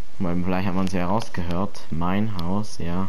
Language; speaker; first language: German; native; German